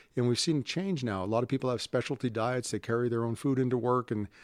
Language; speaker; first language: English; native; English